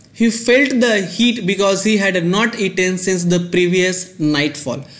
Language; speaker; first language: English; non-native, local second language; Hindi